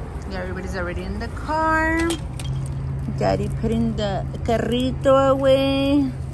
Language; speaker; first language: English; early bilingual, other home language; Spanish